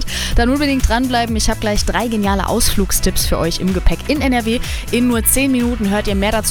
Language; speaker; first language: German; native; German